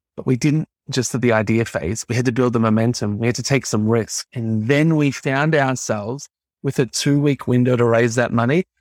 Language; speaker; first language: English; native; English